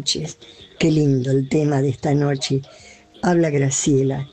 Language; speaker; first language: Spanish; native; Spanish